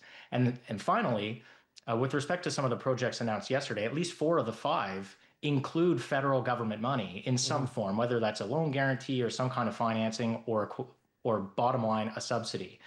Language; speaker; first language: English; native; English